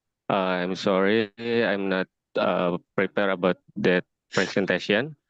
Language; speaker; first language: English; non-native, learner; Indonesian